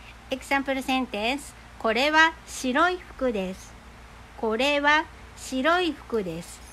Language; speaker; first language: Japanese; non-native, fluent; Filipino